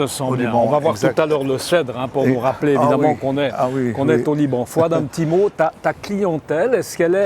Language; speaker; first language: French; native; French